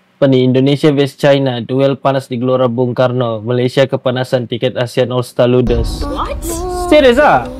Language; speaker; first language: Malay; native; Malay